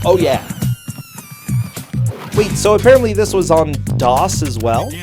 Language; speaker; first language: English; native; English